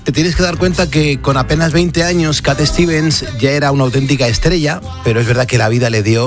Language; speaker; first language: Spanish; native; Spanish